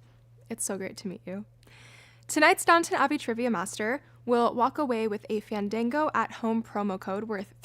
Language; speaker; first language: English; native; English